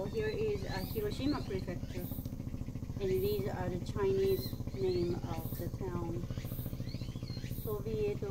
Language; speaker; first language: English; non-native, local second language; Japanese